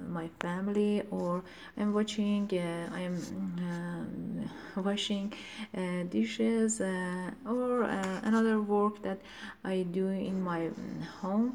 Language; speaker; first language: English; non-native, learner; Persian